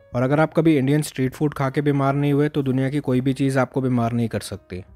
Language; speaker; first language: Hindi; native; Hindi